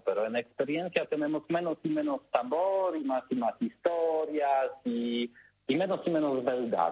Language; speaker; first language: Spanish; non-native, learner; Polish